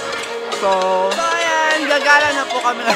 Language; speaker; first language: Filipino; native; Filipino